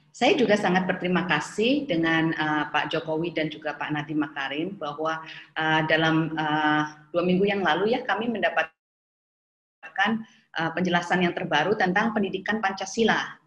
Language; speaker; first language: Indonesian; non-native, local second language; Javanese